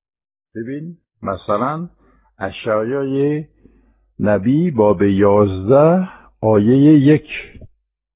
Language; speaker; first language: Persian; non-native, fluent; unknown